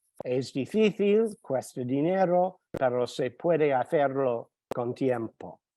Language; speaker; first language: Spanish; non-native, fluent; English